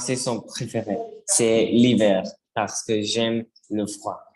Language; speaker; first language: French; non-native, learner; Spanish